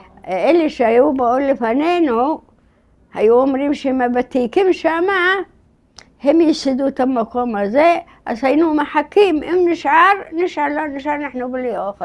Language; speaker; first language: Hebrew; early bilingual, other home language; Arabic